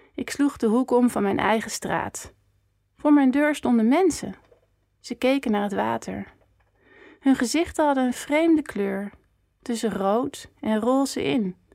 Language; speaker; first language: Dutch; native; Dutch